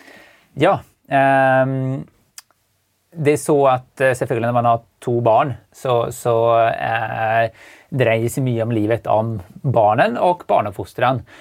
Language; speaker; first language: Swedish; native; Swedish